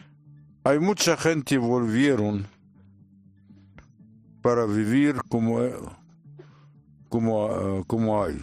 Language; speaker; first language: Spanish; non-native, learner; Arabic